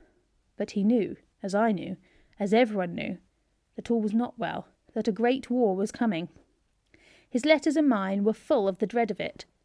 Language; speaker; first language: English; native; English